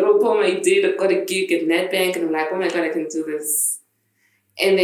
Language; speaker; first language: English; non-native, local second language; Zulu